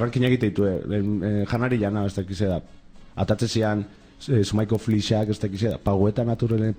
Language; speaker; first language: Basque; native; Basque